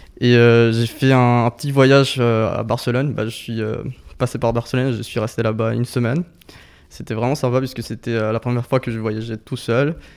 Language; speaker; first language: French; non-native, fluent; Spanish